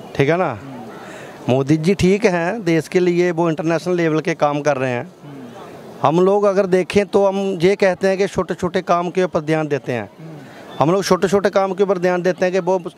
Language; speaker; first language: Hindi; native; Hindi